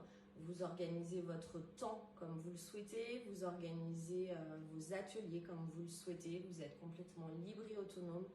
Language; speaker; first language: French; native; French